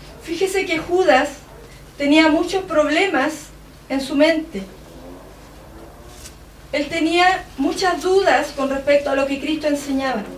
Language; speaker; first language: Spanish; native; Spanish